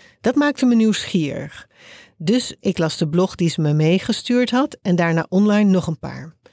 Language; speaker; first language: Dutch; native; Dutch